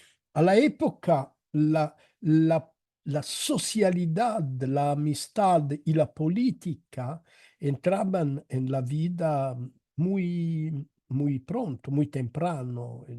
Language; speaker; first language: Spanish; non-native, fluent; Italian